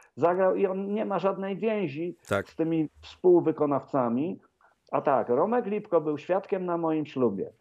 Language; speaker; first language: Polish; native; Polish